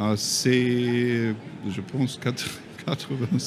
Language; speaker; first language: French; non-native, learner; German